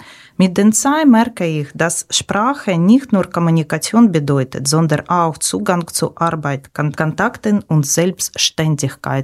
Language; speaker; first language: German; non-native, learner; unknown